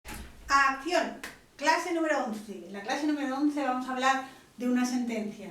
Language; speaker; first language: Spanish; native; Spanish